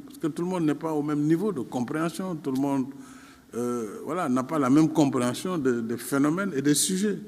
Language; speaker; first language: French; non-native, local second language; Fula